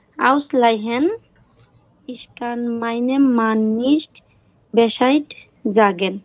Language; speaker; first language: German; non-native, learner; Bangla